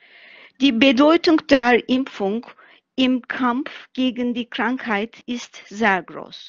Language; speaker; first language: German; non-native, fluent; Turkish